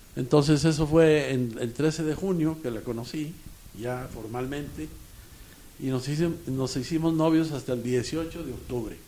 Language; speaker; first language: Spanish; native; Spanish